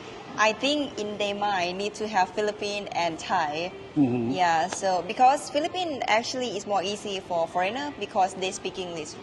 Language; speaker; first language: English; non-native, learner; Thai